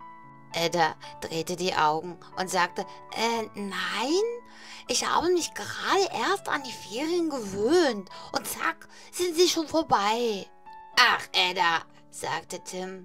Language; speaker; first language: German; native; German